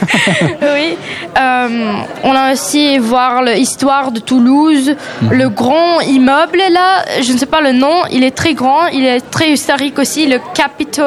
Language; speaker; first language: French; non-native, learner; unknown